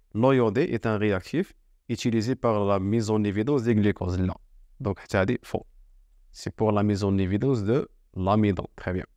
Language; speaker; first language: French; non-native, local second language; Arabic